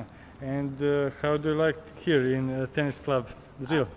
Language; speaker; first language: English; non-native, learner; Serbian